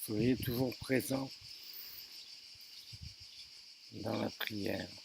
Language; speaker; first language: French; native; French